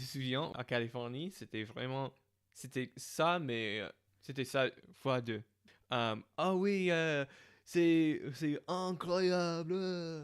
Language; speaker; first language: French; non-native, fluent; English